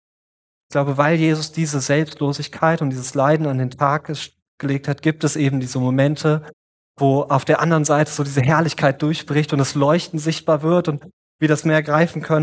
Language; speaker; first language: German; native; German